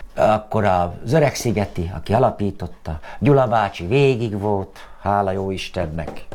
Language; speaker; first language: Hungarian; native; Hungarian